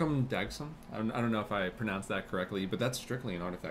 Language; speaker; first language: English; native; English